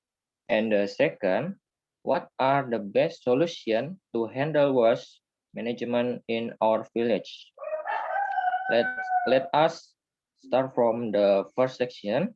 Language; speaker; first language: English; non-native, learner; Indonesian